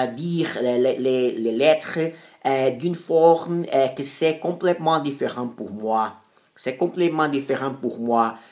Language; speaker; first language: French; non-native, fluent; Portuguese